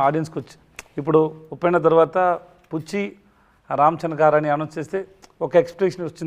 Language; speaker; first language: Telugu; non-native, learner; Tamil